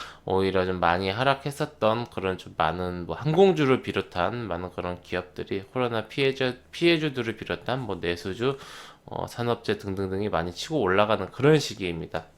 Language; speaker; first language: Korean; native; Korean